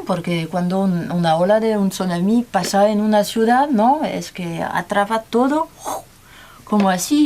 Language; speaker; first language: Spanish; non-native, learner; French